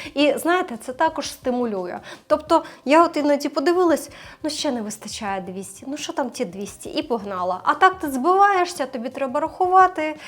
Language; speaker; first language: Ukrainian; non-native, local second language; Russian